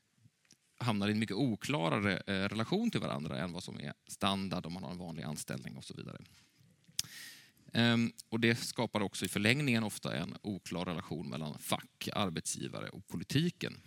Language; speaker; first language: Swedish; native; Swedish